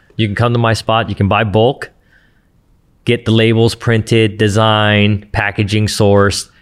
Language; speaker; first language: English; native; English